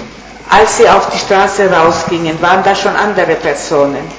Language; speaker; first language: German; non-native, fluent; Italian